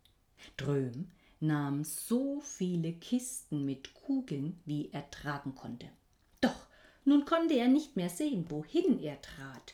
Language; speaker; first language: German; native; German